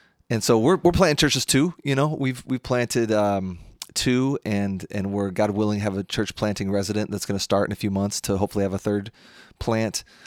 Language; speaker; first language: English; native; English